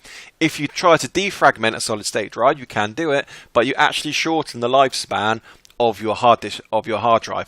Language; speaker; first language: English; native; English